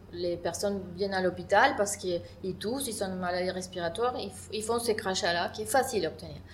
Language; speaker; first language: French; non-native, fluent; Spanish